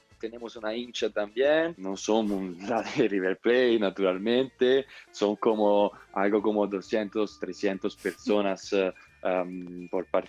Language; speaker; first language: Spanish; non-native, fluent; Italian